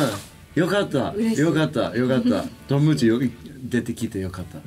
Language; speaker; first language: Japanese; non-native, fluent; English